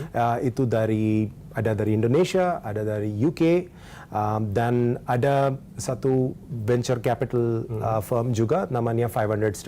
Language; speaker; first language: Indonesian; non-native, learner; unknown